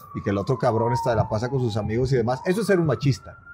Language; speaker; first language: Spanish; native; Spanish